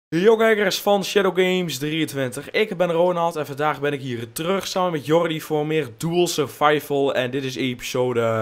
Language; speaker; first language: Dutch; native; Dutch